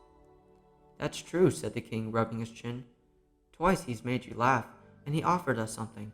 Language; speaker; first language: English; native; English